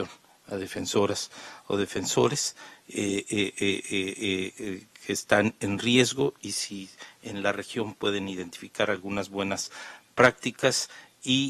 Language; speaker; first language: Spanish; native; Spanish